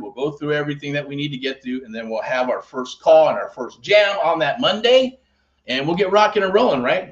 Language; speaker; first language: English; native; English